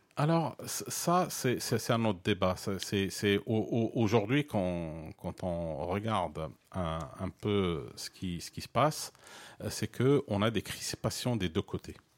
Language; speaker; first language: French; non-native, local second language; Arabic